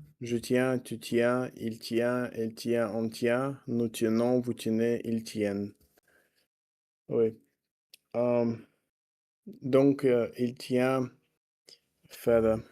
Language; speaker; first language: French; non-native, learner; Russian